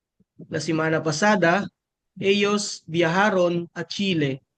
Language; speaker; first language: Spanish; non-native, learner; Filipino